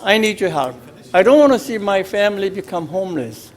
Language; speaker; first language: English; non-native, fluent; Korean